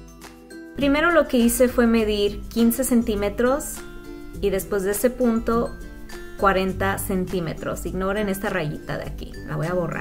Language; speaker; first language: Spanish; native; Spanish